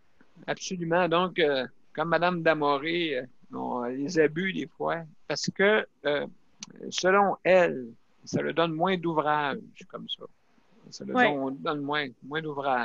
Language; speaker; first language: French; native; French